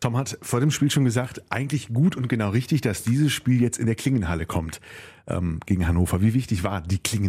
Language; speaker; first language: German; native; German